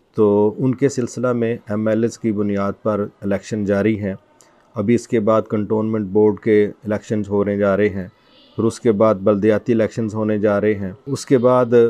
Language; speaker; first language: Urdu; non-native, local second language; Punjabi